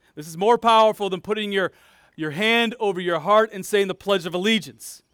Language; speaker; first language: English; native; English